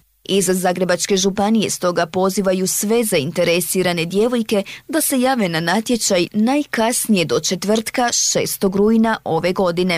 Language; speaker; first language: Serbian; native; Serbian